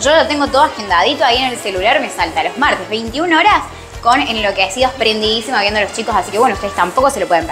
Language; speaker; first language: Spanish; native; Spanish